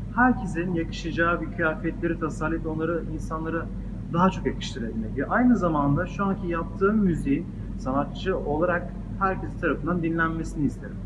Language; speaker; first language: Turkish; native; Turkish